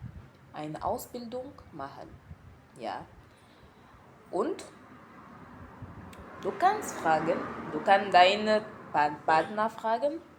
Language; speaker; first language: German; non-native, learner; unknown